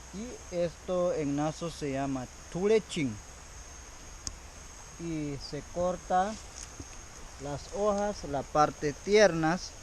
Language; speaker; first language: Spanish; non-native, local second language; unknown